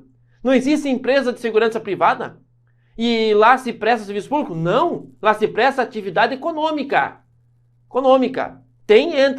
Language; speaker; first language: Portuguese; native; Portuguese